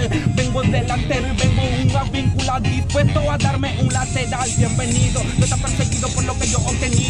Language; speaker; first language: Spanish; native; Spanish